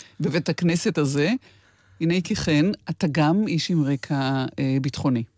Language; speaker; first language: Hebrew; native; Hebrew